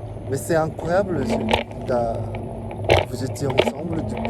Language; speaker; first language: French; non-native, fluent; Korean